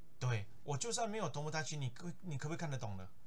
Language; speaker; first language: Chinese; native; Chinese